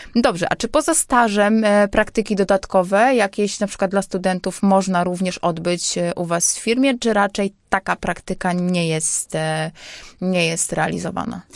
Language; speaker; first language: Polish; native; Polish